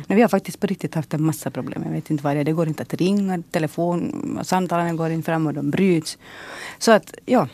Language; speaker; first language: Swedish; native; Swedish